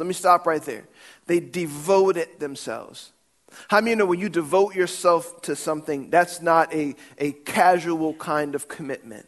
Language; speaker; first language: English; native; English